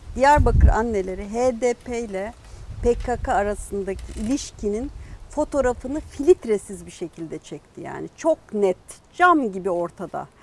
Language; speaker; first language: Turkish; non-native, local second language; Kurdish